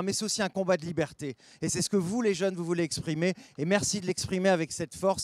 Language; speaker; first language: French; native; French